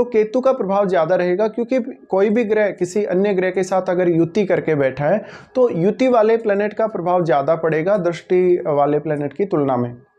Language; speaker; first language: Hindi; native; Hindi